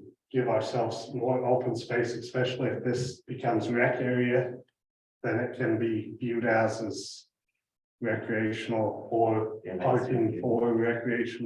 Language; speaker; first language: English; native; English